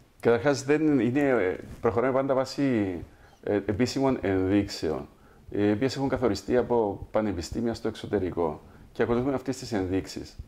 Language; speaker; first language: Greek; native; Greek